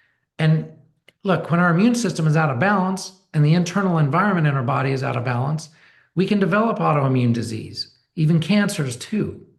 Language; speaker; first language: English; native; English